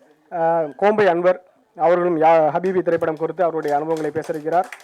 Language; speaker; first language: Tamil; native; Tamil